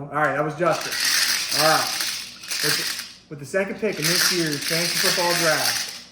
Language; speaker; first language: English; native; English